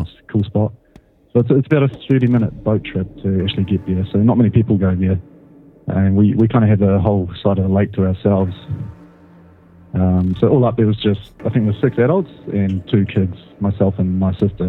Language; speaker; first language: English; native; English